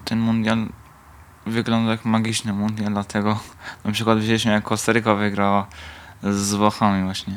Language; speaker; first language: Polish; non-native, fluent; Persian